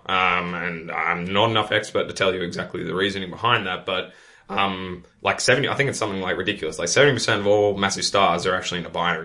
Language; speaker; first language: English; native; English